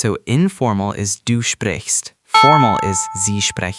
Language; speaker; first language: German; non-native, learner; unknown